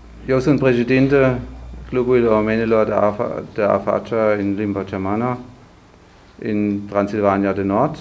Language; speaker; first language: Romanian; non-native, learner; German